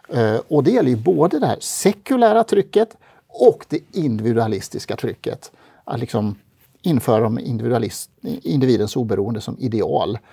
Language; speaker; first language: Swedish; native; Swedish